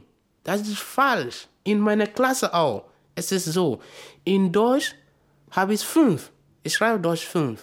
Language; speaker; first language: German; non-native, learner; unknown